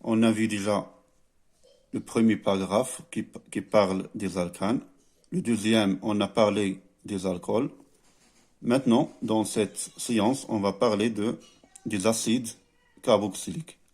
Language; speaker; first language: French; non-native, local second language; Arabic